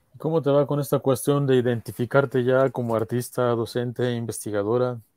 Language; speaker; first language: Spanish; native; Spanish